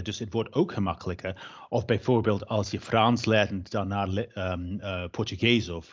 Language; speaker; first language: Dutch; non-native, fluent; English